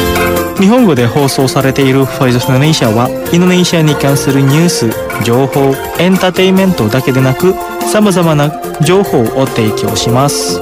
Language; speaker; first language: Japanese; non-native, fluent; Indonesian